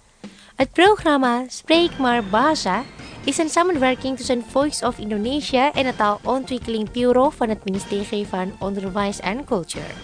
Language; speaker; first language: Dutch; non-native, fluent; Indonesian